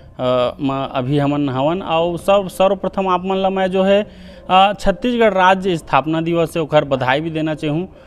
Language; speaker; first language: Hindi; native; Hindi